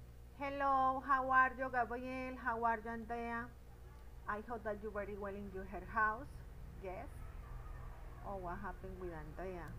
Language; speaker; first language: English; non-native, learner; Spanish